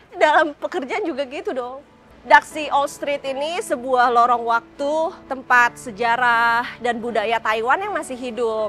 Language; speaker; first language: Indonesian; native; Indonesian